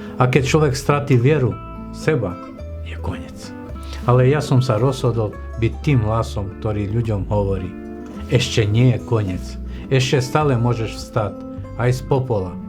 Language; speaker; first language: Slovak; non-native, fluent; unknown